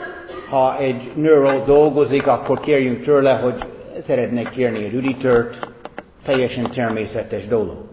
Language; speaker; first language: Hungarian; non-native, fluent; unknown